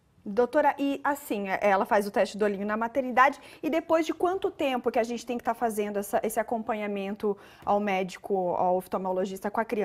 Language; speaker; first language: Portuguese; native; Portuguese